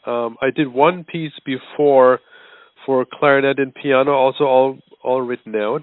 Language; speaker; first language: English; non-native, fluent; German